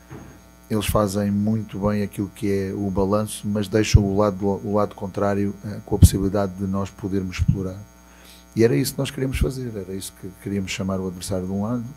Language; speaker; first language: Portuguese; native; Portuguese